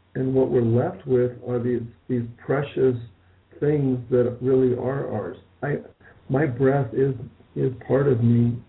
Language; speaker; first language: English; native; English